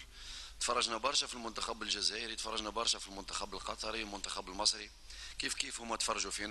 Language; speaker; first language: Arabic; native; Arabic